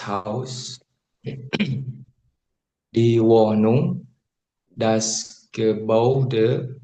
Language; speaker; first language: German; non-native, learner; Indonesian